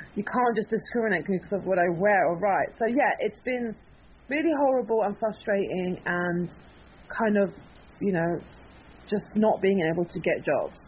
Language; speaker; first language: English; early bilingual, other home language; Persian